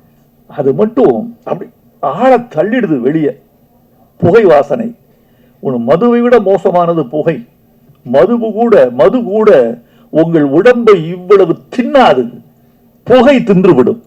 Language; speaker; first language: Tamil; native; Tamil